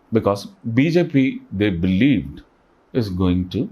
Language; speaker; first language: English; non-native, local second language; Malayalam